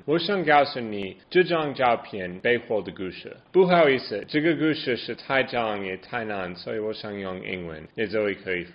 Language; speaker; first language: Chinese; non-native, learner; English